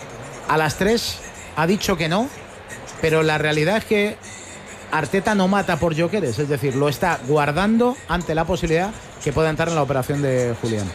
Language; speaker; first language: Spanish; native; Spanish